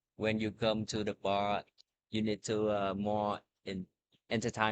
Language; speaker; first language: English; non-native, learner; Vietnamese